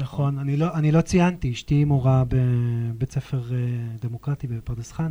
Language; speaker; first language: Hebrew; native; Hebrew